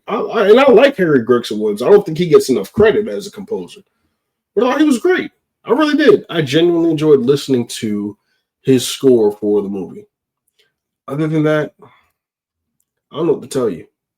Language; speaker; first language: English; native; English